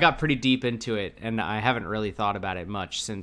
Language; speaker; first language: English; native; English